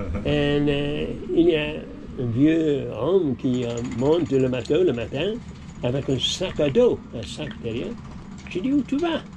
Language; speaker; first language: French; non-native, learner; English